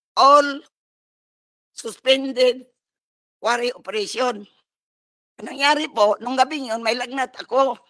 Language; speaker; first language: Filipino; non-native, local second language; Cebuano